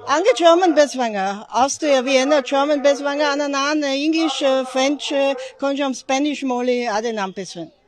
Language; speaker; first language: Tamil; non-native, learner; German